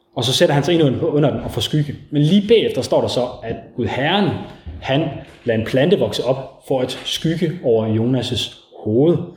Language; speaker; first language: Danish; native; Danish